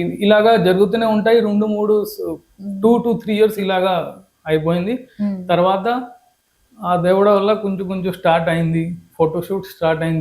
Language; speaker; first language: Telugu; non-native, fluent; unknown